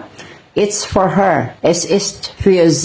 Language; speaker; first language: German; non-native, fluent; Cebuano